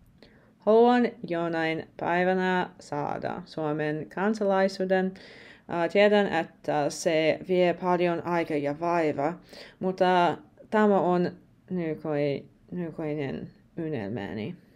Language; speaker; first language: Finnish; non-native, learner; English